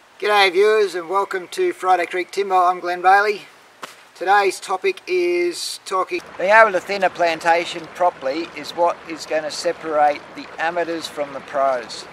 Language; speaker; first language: English; native; English